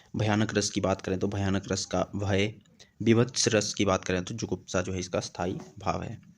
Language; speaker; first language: Hindi; native; Hindi